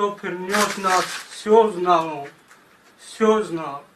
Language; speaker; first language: Russian; non-native, learner; Tajik